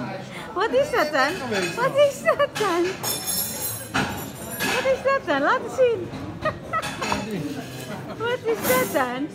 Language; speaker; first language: Dutch; non-native, learner; Indonesian